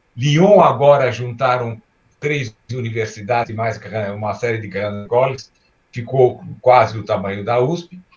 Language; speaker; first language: Portuguese; early bilingual, other home language; Armenian